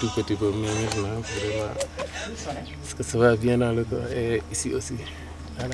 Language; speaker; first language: French; non-native, local second language; Wolof